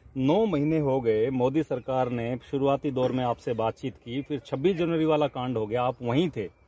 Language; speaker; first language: Hindi; native; Hindi